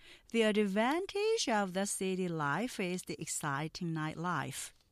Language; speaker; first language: English; non-native, fluent; Korean